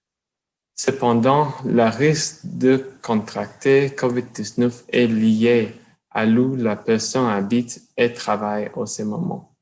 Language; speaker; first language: French; non-native, learner; English